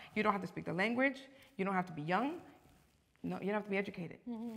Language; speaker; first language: English; early bilingual, other home language; Spanish